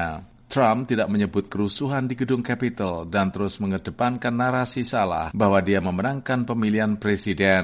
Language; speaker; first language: Indonesian; native; Indonesian